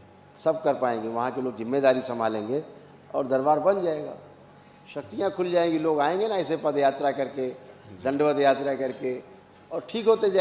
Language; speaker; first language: Hindi; native; Hindi